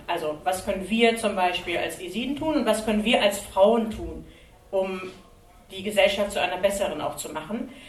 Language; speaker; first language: German; early bilingual, other home language; Kurdish